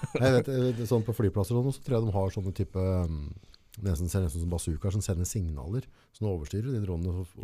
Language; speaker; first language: Norwegian; native; Norwegian